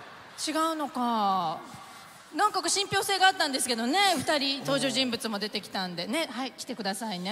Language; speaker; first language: Japanese; native; Japanese